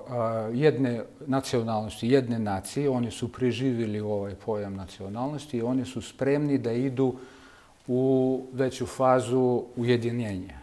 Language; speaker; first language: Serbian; non-native, fluent; Russian